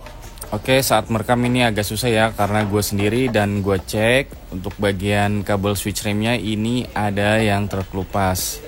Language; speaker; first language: Indonesian; native; Indonesian